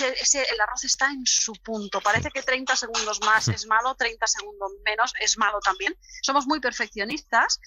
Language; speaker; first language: Spanish; native; Spanish